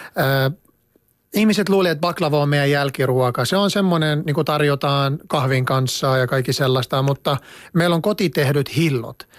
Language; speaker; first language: Finnish; non-native, fluent; Arabic